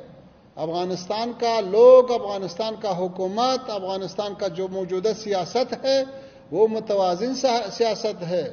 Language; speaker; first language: Hindi; non-native, learner; Pashto